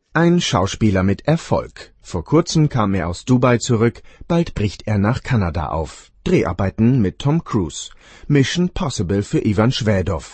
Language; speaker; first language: German; native; German